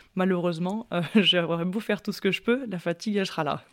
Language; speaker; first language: French; native; French